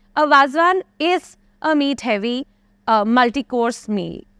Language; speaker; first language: English; non-native, local second language; Kashmiri